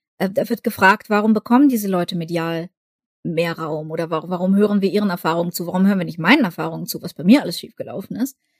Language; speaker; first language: German; early bilingual, other home language; Russian